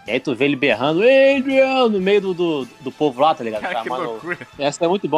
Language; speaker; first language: Portuguese; native; Portuguese